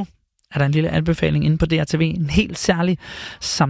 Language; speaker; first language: Danish; native; Danish